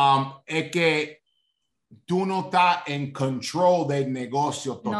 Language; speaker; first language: Spanish; early bilingual, heritage; Spanish